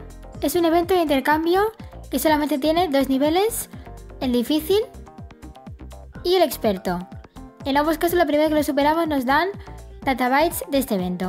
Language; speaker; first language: Spanish; native; Spanish